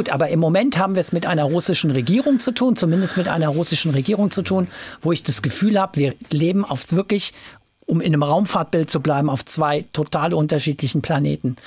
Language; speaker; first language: German; native; German